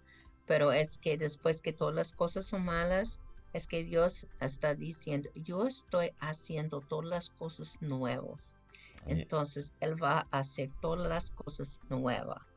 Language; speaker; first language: Spanish; non-native, fluent; English